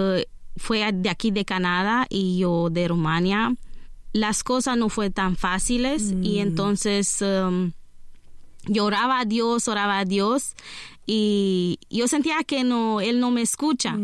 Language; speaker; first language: Spanish; non-native, learner; Romanian